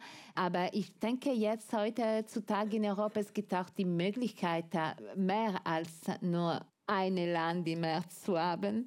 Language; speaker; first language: German; non-native, fluent; Italian